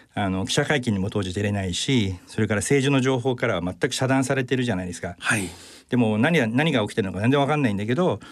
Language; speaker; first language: Japanese; native; Japanese